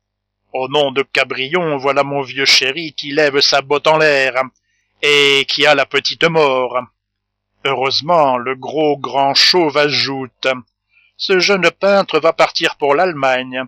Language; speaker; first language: French; native; French